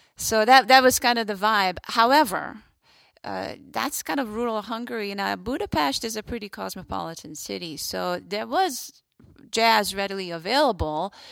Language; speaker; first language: English; non-native, fluent; Hungarian